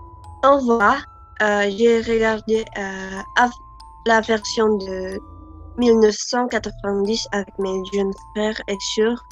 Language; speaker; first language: French; non-native, learner; Indonesian